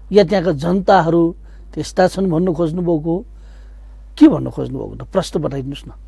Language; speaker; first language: Nepali; non-native, local second language; Newari